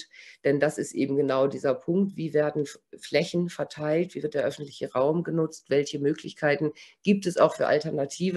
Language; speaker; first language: German; native; German